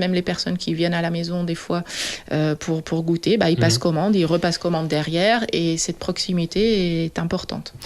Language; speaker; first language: French; non-native, fluent; Dutch